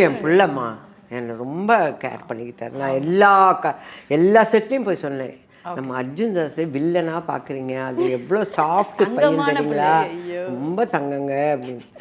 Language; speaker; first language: Tamil; native; Tamil